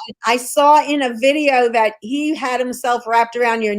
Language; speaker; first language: English; native; English